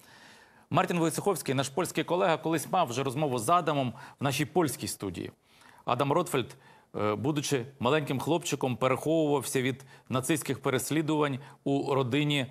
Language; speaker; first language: Ukrainian; native; Ukrainian